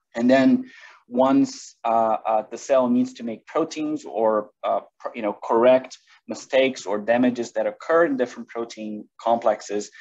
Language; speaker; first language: English; non-native, fluent; Portuguese